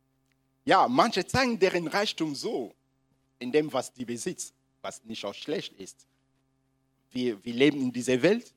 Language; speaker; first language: German; non-native, fluent; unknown